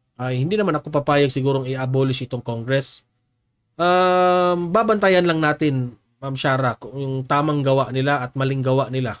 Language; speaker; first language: Filipino; non-native, local second language; Cebuano